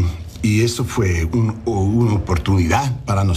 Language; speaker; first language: Spanish; early bilingual, heritage; English